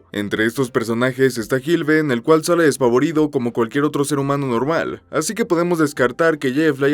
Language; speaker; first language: Spanish; native; Spanish